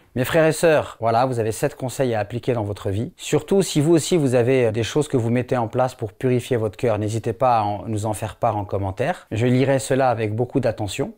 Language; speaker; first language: French; non-native, local second language; Wolof